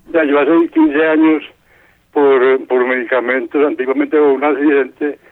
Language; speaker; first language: Spanish; native; Spanish